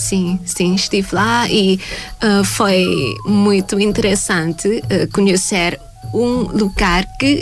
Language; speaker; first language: Portuguese; non-native, fluent; Thai